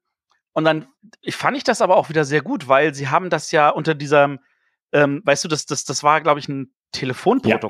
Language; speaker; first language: German; native; German